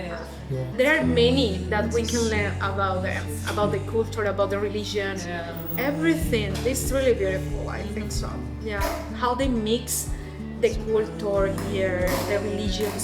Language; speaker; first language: English; non-native, fluent; Spanish